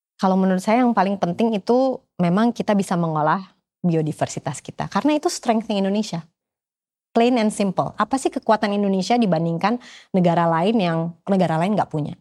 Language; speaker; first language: Indonesian; native; Indonesian